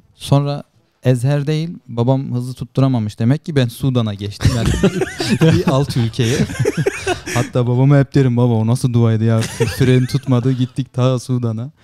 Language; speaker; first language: Turkish; native; Turkish